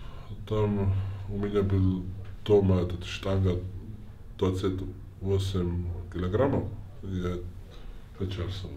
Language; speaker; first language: Russian; non-native, fluent; Georgian